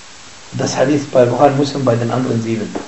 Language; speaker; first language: German; non-native, fluent; Arabic